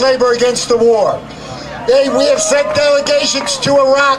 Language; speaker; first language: English; native; English